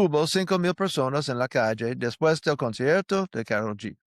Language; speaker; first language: Spanish; non-native, fluent; English